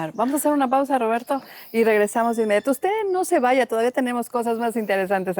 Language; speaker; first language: Spanish; native; Spanish